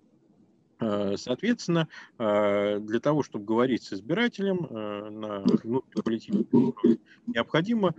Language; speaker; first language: Russian; native; Russian